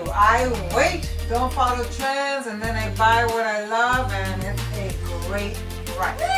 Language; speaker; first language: English; early bilingual, other home language; Spanish